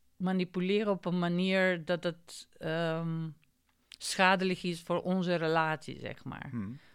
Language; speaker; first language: Dutch; non-native, fluent; Macedonian